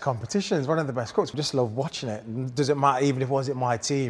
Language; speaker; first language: English; native; English